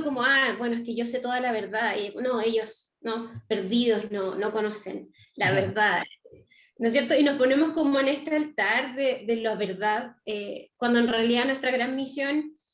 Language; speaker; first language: Spanish; native; Spanish